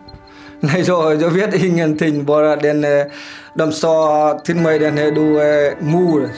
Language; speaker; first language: Swedish; non-native, learner; Vietnamese